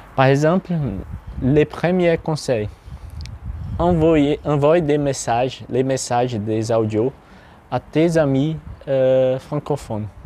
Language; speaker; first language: French; non-native, learner; Portuguese